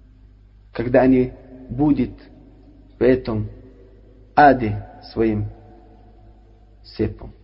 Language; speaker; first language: Russian; non-native, learner; Uzbek